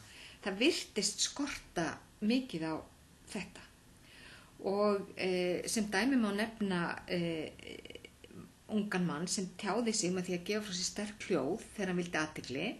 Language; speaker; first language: Icelandic; native; Icelandic